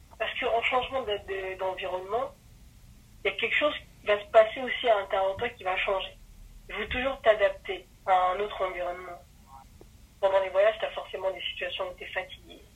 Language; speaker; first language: French; early bilingual, other home language; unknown